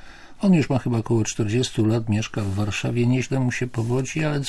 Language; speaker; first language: Polish; native; Polish